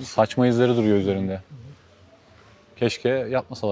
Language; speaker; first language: Turkish; native; Turkish